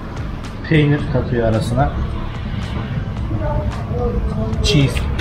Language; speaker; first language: Turkish; native; Turkish